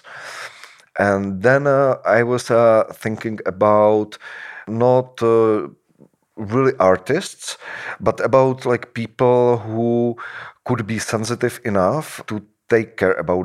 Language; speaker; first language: English; non-native, fluent; Czech